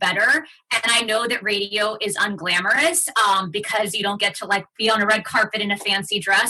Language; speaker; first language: English; early bilingual, other home language; Spanish